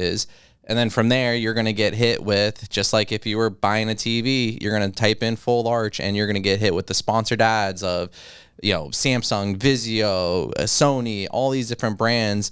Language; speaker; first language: English; native; English